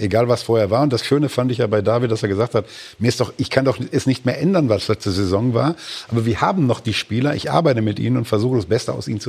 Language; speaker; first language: German; native; German